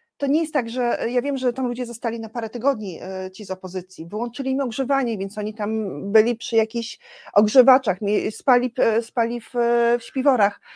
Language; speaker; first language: Polish; native; Polish